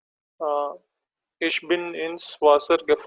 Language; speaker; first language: German; non-native, learner; Telugu